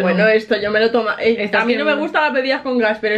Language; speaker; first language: Spanish; native; Spanish